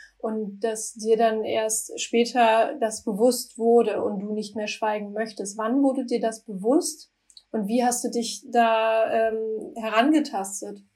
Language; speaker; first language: German; native; German